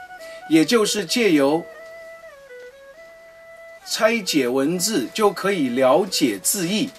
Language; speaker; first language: Chinese; native; Chinese